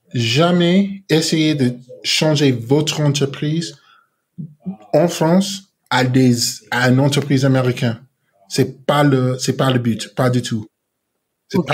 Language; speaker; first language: French; non-native, learner; English